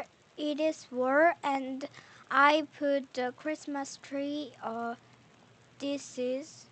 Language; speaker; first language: English; non-native, learner; Korean